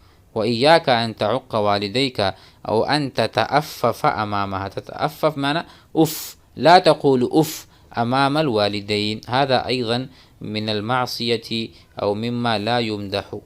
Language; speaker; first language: Arabic; non-native, fluent; Urdu